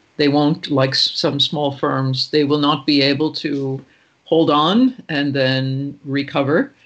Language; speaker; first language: English; native; English